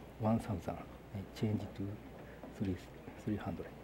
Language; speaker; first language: English; non-native, learner; Japanese